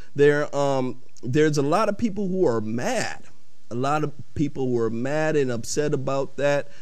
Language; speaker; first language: English; early bilingual, other home language; Akan